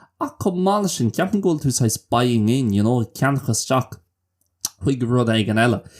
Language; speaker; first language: Irish; non-native, local second language; English